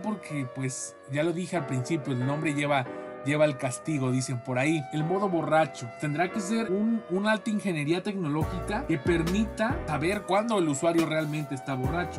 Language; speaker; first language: Spanish; native; Spanish